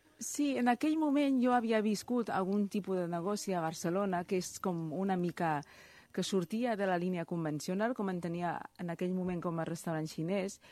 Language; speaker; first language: Catalan; early bilingual, other home language; Chinese